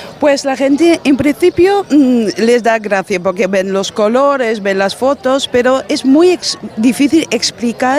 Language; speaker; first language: Spanish; non-native, fluent; Dutch